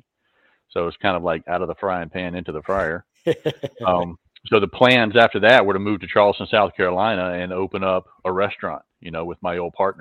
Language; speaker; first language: English; native; English